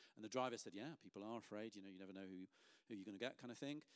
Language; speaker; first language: English; native; English